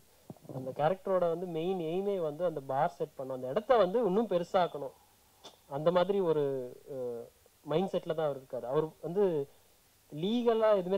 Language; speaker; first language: Tamil; native; Tamil